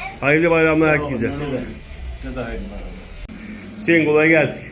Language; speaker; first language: Turkish; native; Turkish